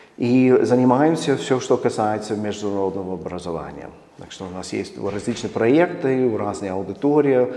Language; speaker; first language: Russian; non-native, fluent; English